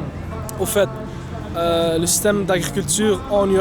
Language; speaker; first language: French; non-native, local second language; Arabic